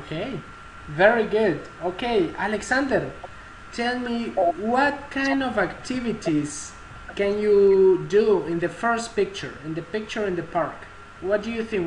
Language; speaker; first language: English; non-native, fluent; Spanish